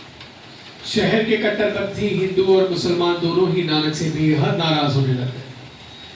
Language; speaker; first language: Hindi; native; Hindi